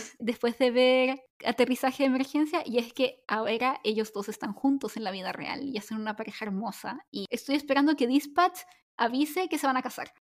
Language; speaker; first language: Spanish; native; Spanish